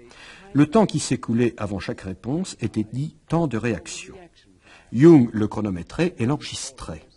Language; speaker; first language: French; native; French